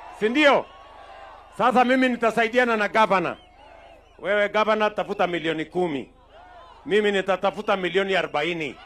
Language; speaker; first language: Swahili; non-native, local second language; Kalenjin